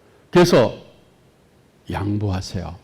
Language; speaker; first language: Korean; native; Korean